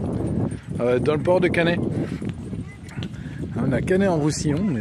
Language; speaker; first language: French; native; French